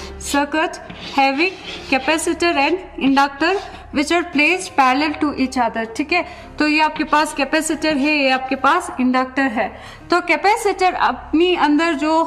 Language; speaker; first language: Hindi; non-native, local second language; Ladakhi